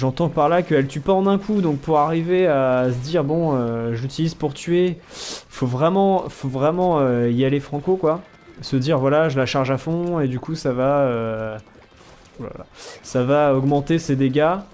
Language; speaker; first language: French; native; French